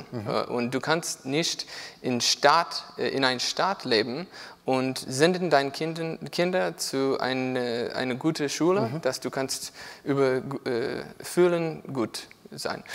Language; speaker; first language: German; non-native, learner; English